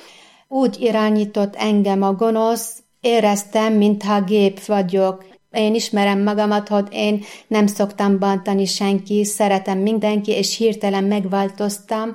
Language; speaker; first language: Hungarian; non-native, learner; Arabic